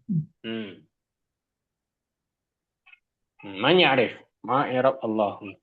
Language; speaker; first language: Arabic; non-native, fluent; Indonesian